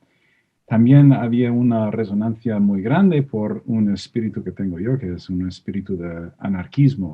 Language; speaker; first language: Spanish; non-native, fluent; English